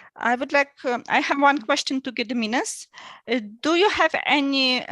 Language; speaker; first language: English; non-native, fluent; Ukrainian